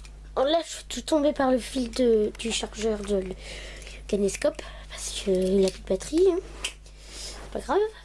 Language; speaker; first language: French; native; French